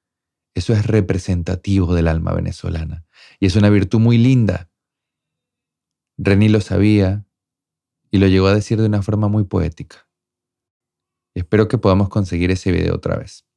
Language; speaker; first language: Spanish; native; Spanish